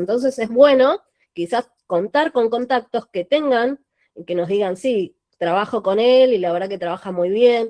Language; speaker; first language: Spanish; native; Spanish